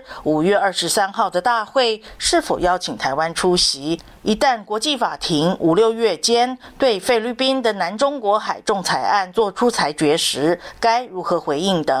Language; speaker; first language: Chinese; native; Chinese